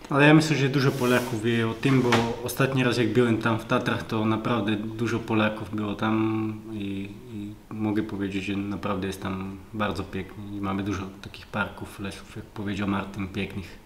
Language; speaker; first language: Polish; non-native, learner; Slovak